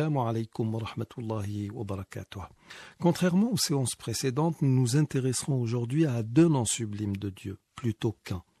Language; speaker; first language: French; non-native, local second language; Arabic